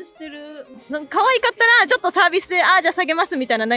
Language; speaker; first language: Japanese; non-native, fluent; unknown